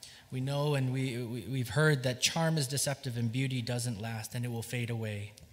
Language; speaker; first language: English; early bilingual, other home language; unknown